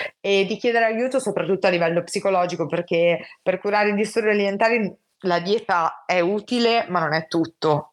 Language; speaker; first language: Italian; native; Italian